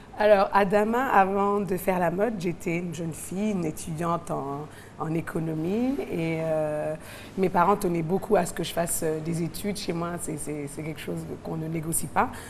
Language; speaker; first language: French; non-native, local second language; Wolof